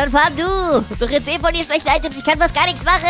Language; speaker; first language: German; native; German